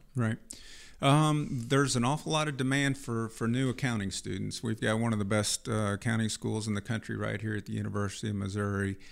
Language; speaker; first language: English; native; English